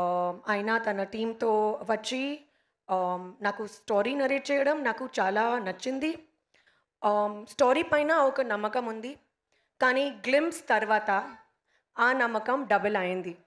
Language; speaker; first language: Telugu; non-native, learner; Hindi